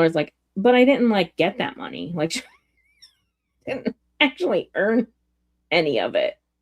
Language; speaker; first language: English; native; English